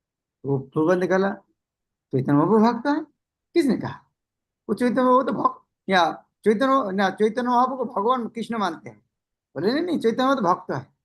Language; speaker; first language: Hindi; non-native, local second language; Bangla